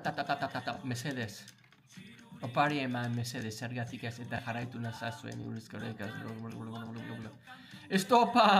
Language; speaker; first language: Basque; non-native, learner; English